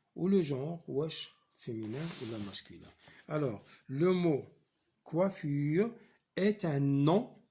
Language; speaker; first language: French; non-native, local second language; Arabic